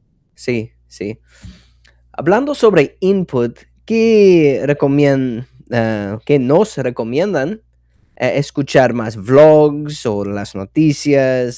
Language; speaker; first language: Spanish; non-native, fluent; English